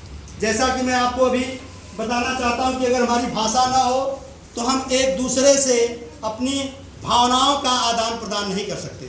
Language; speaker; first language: Hindi; native; Hindi